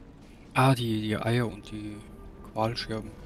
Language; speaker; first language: German; native; German